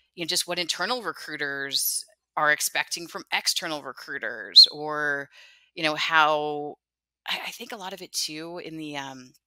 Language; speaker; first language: English; native; English